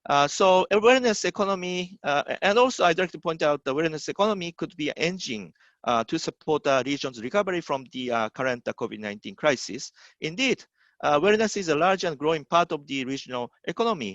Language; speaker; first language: English; non-native, fluent; Japanese